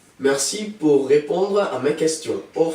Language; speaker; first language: French; non-native, learner; Dutch